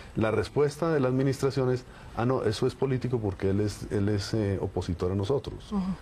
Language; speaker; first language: Spanish; native; Spanish